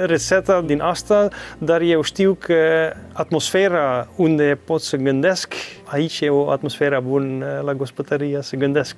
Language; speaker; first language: Romanian; non-native, learner; Dutch